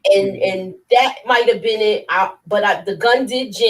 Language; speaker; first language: English; native; English